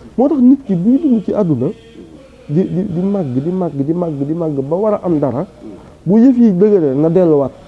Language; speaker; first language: Wolof; native; Wolof